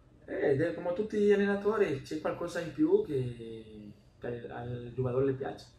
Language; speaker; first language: Italian; non-native, learner; Spanish